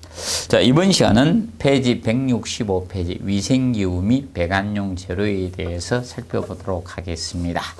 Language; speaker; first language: Korean; native; Korean